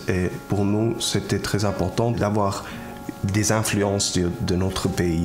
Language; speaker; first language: French; non-native, fluent; Spanish